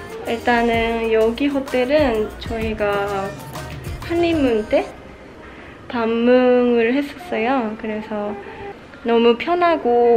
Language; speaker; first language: Korean; non-native, fluent; Japanese